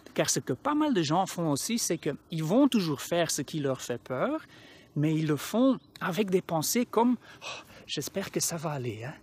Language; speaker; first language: French; non-native, local second language; Dutch